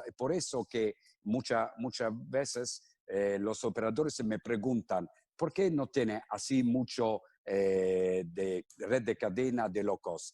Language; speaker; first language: Spanish; non-native, fluent; Italian